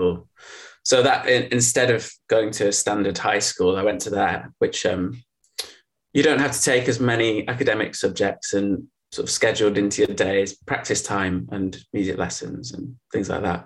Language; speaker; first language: English; native; English